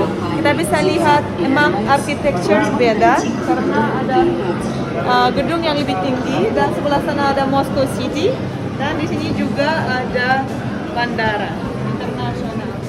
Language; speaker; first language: Indonesian; non-native, fluent; Russian